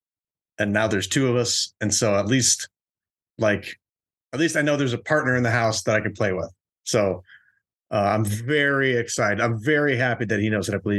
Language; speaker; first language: English; native; English